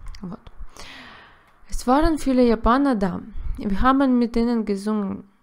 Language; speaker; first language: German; non-native, learner; Russian